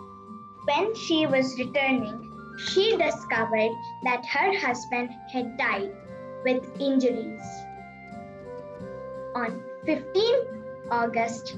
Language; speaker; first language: English; non-native, local second language; Kannada